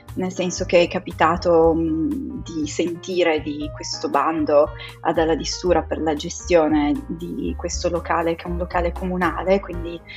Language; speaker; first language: Italian; native; Italian